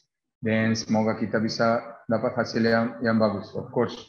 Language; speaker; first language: Indonesian; non-native, learner; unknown